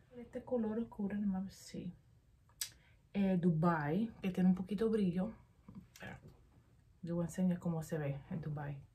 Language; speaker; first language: Spanish; early bilingual, heritage; Spanish